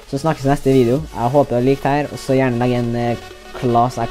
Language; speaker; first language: Norwegian; native; Norwegian